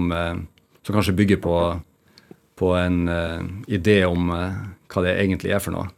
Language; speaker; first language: Norwegian; native; Norwegian